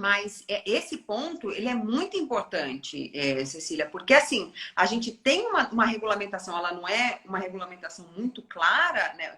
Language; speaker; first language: Portuguese; native; Portuguese